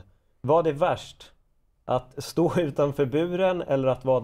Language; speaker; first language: Swedish; native; Swedish